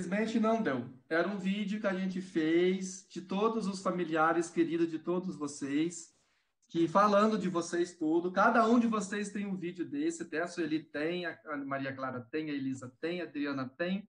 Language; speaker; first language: Portuguese; native; Portuguese